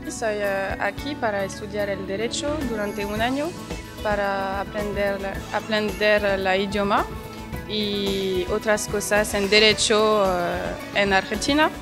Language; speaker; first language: Spanish; non-native, learner; French